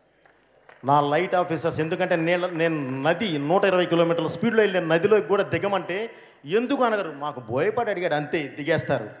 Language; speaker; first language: Telugu; native; Telugu